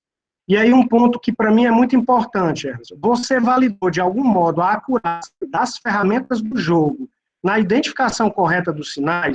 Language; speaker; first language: Portuguese; native; Portuguese